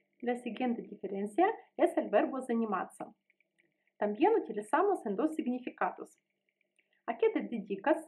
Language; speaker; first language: Spanish; non-native, learner; Russian